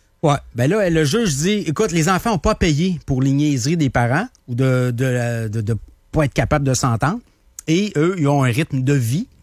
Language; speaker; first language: French; native; French